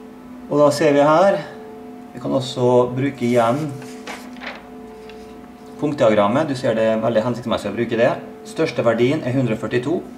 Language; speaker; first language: Norwegian; native; Norwegian